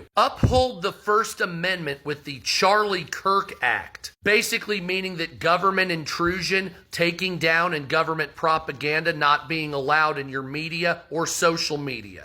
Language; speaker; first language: English; native; English